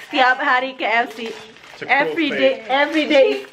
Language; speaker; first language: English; non-native, fluent; Indonesian